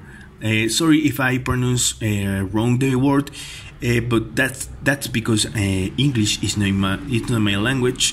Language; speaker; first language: English; non-native, fluent; Spanish